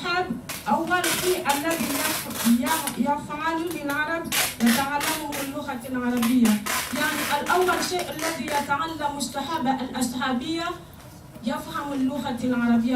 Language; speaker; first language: Arabic; non-native, learner; Malagasy